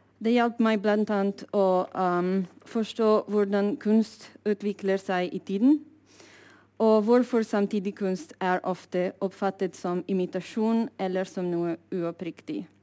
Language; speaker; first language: Norwegian; non-native, fluent; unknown